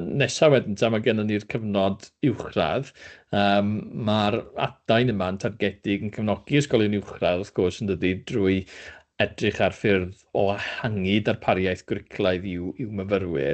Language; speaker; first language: Welsh; native; Welsh